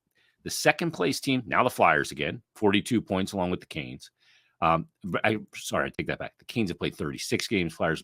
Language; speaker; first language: English; native; English